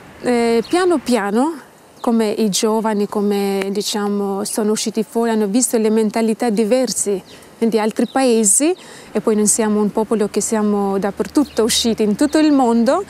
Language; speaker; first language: Italian; non-native, fluent; Albanian